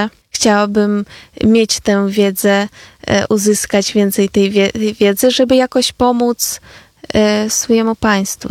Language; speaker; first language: Polish; non-native, fluent; Ukrainian